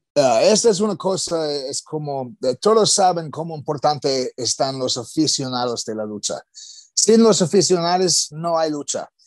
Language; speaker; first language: Spanish; non-native, learner; English